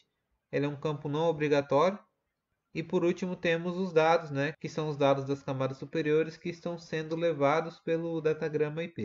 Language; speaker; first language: Portuguese; native; Portuguese